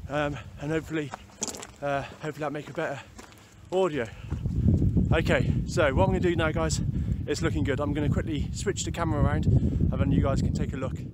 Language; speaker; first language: English; native; English